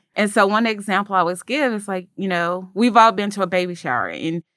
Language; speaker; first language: English; native; English